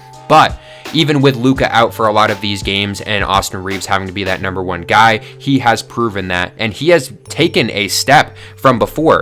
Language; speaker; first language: English; native; English